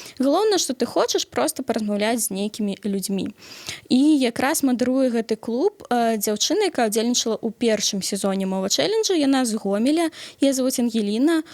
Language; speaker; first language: Belarusian; non-native, local second language; Russian